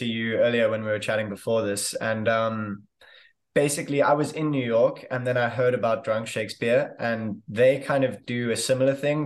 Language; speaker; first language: English; native; English